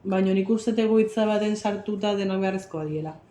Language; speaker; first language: Basque; early bilingual, other home language; Spanish